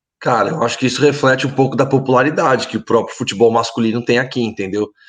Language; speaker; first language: Portuguese; native; Portuguese